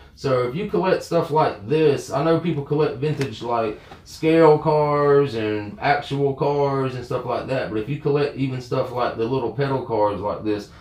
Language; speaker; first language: English; native; English